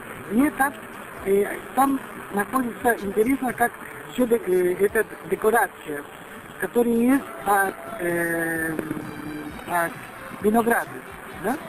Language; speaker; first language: Russian; non-native, learner; Italian